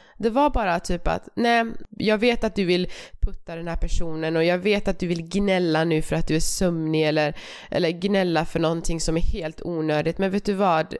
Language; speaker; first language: Swedish; early bilingual, other home language; Persian